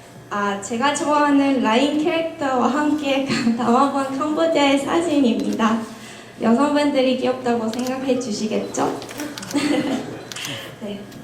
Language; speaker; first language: Korean; non-native, fluent; Japanese